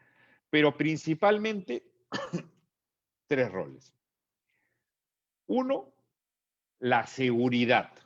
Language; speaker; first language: Spanish; native; Spanish